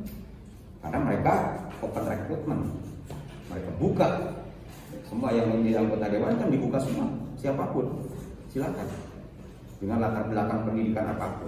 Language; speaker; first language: Indonesian; native; Indonesian